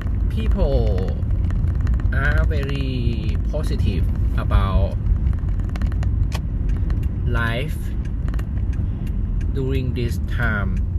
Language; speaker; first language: English; non-native, fluent; Thai